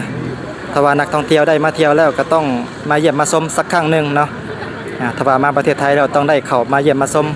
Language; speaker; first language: Thai; non-native, local second language; Northeastern Thai